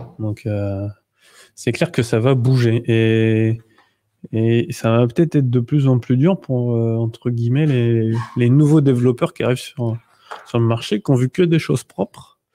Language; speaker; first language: French; native; French